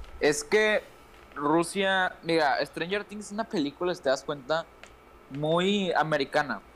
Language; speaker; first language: Spanish; native; Spanish